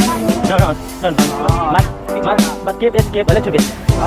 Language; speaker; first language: English; non-native, learner; Lao